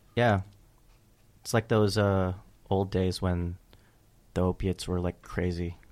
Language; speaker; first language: English; early bilingual, other home language; Filipino